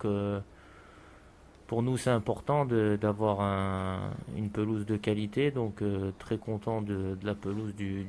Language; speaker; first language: French; native; French